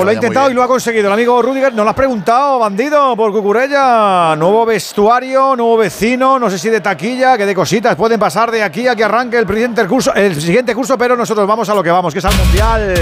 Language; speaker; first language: Spanish; native; Spanish